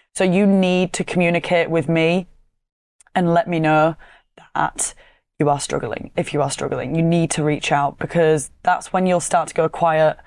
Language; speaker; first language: English; native; English